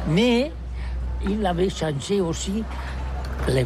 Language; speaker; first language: French; non-native, learner; Catalan